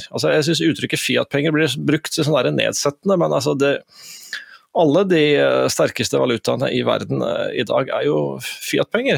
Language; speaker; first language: Norwegian; native; Norwegian